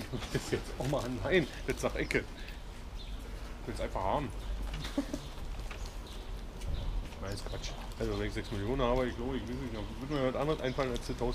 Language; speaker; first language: German; native; German